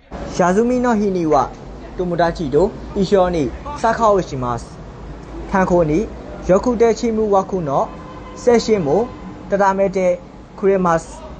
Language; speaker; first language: Japanese; non-native, learner; Burmese